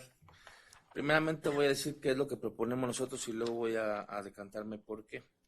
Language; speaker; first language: Spanish; native; Spanish